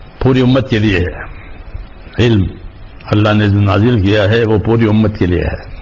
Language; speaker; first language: Urdu; non-native, local second language; Gujarati